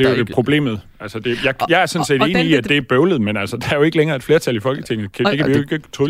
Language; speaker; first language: Danish; native; Danish